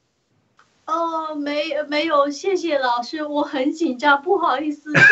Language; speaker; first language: Chinese; early bilingual, heritage; Chinese